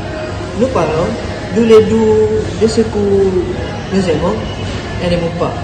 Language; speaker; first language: French; non-native, learner; Malay